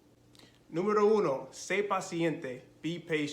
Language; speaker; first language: Spanish; non-native, fluent; English